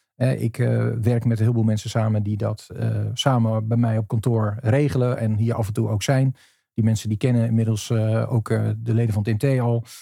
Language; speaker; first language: Dutch; native; Dutch